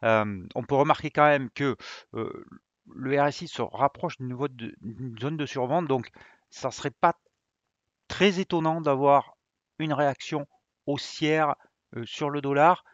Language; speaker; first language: French; native; French